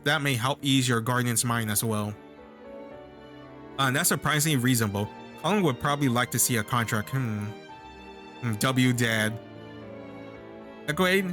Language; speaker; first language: English; native; English